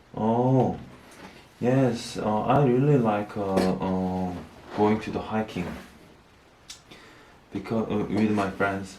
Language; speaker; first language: English; non-native, learner; Korean